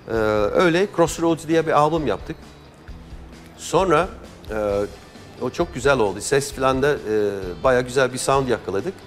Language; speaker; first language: Turkish; non-native, fluent; English